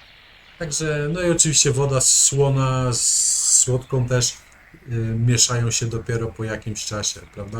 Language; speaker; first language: Polish; native; Polish